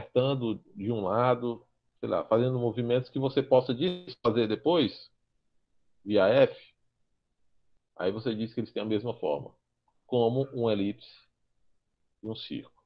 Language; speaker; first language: Portuguese; native; Portuguese